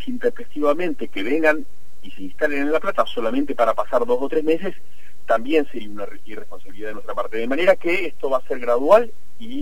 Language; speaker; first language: Spanish; native; Spanish